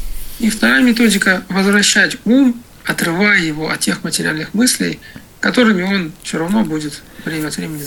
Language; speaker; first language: Russian; native; Russian